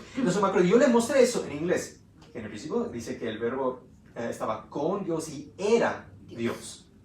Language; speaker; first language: Spanish; early bilingual, heritage; Spanish